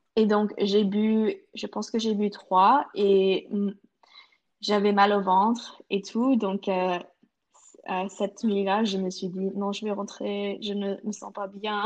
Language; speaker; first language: French; non-native, local second language; English